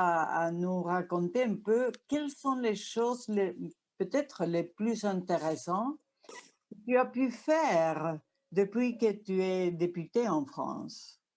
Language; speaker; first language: French; non-native, fluent; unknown